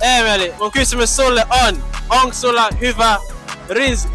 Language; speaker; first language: Finnish; non-native, learner; English